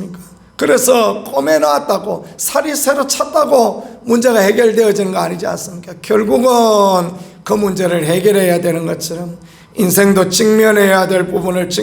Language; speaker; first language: Korean; native; Korean